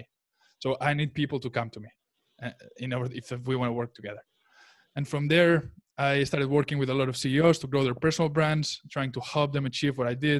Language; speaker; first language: English; non-native, fluent; Spanish